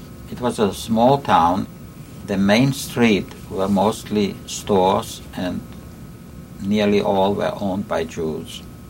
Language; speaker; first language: English; non-native, fluent; Yiddish